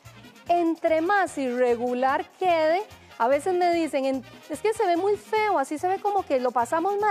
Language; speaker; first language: Spanish; native; Spanish